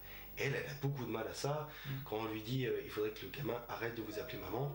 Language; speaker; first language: French; native; French